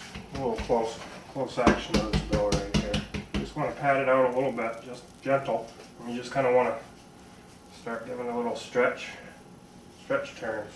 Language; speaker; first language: English; native; English